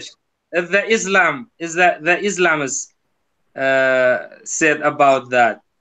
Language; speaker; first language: English; non-native, learner; Kurdish